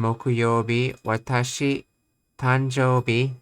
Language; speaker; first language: Japanese; non-native, learner; English